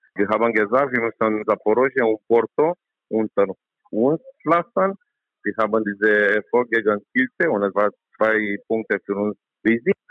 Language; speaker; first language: German; non-native, learner; Romanian